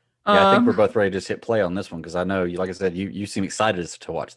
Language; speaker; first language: English; native; English